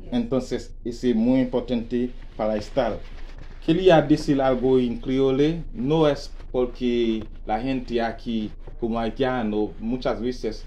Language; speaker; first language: Spanish; non-native, learner; Haitian Creole